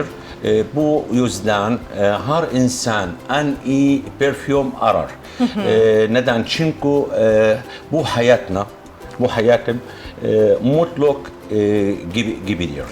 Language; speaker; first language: Turkish; non-native, learner; Arabic